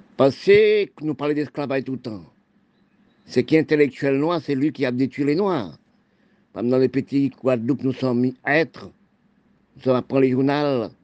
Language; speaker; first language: French; non-native, local second language; Haitian Creole